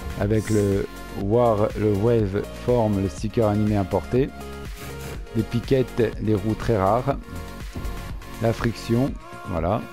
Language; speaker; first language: French; native; French